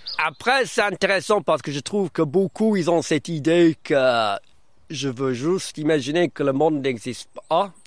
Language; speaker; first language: French; early bilingual, other home language; English